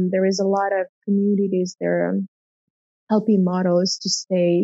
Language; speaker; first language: English; non-native, fluent; Russian